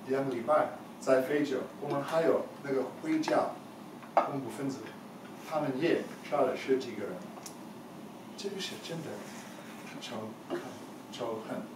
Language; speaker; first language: Chinese; non-native, learner; English